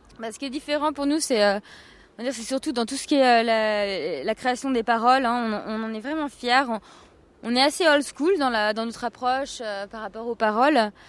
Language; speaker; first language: French; native; French